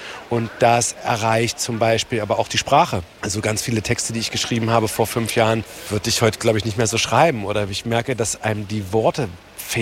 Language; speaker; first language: German; native; German